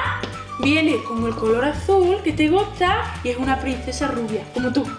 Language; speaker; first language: Spanish; native; Spanish